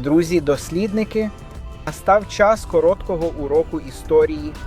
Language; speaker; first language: Ukrainian; non-native, learner; English